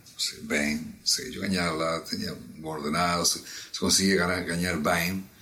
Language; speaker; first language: Portuguese; non-native, fluent; Spanish